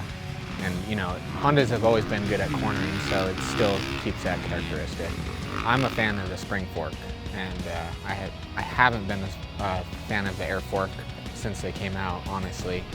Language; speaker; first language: English; native; English